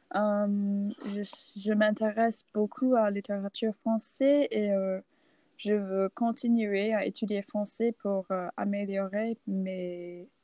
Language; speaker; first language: French; non-native, learner; English